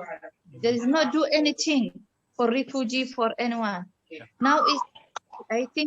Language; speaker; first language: English; non-native, learner; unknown